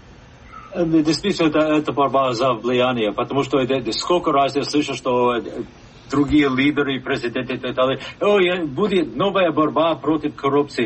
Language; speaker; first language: Russian; non-native, fluent; English